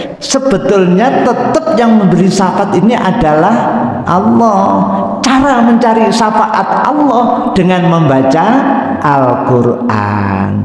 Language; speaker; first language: Indonesian; native; Indonesian